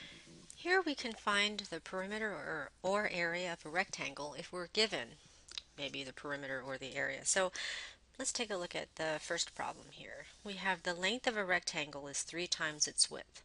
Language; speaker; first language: English; native; English